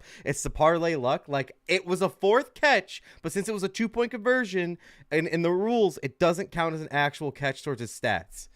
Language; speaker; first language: English; native; English